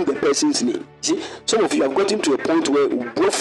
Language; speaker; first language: English; non-native, local second language; Akan